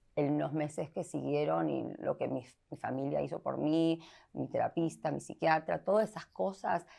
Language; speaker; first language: Spanish; early bilingual, heritage; Spanish